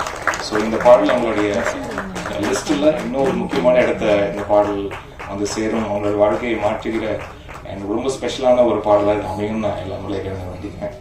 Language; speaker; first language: Tamil; native; Tamil